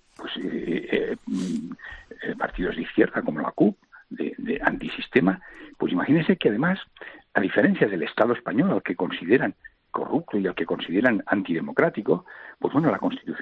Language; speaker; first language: Spanish; non-native, local second language; Catalan